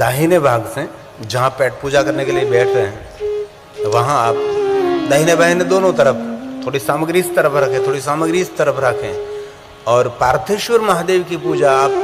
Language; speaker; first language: Hindi; non-native, local second language; Gujarati